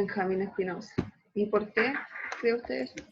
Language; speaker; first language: Spanish; native; Spanish